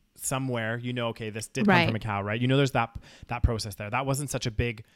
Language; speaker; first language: English; native; English